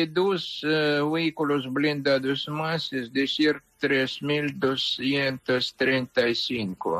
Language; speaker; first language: Spanish; non-native, fluent; Ukrainian